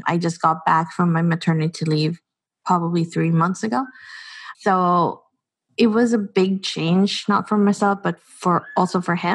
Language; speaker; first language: English; non-native, local second language; Filipino